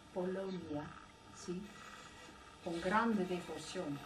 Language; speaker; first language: Spanish; non-native, learner; Dutch